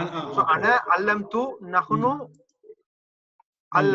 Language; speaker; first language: Arabic; non-native, learner; Tamil